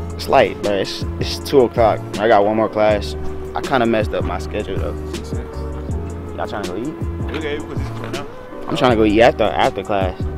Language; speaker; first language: English; native; English